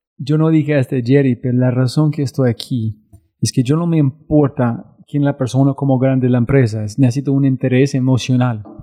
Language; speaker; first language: Spanish; non-native, learner; English